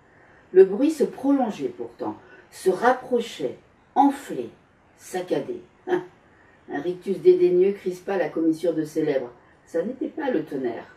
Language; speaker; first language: French; native; French